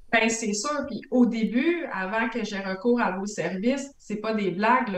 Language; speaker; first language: French; native; French